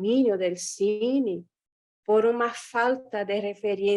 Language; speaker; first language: Spanish; non-native, fluent; Guarani